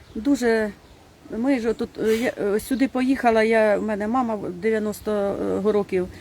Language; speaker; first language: Ukrainian; native; Ukrainian